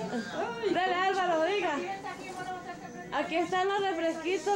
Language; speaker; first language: Spanish; native; Spanish